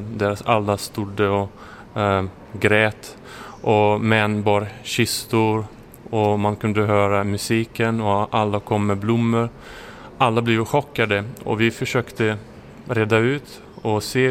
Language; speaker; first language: Swedish; non-native, fluent; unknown